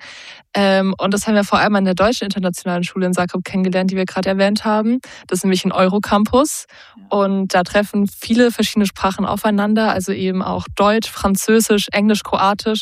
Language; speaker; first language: German; native; German